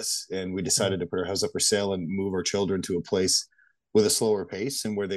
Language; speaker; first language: English; native; English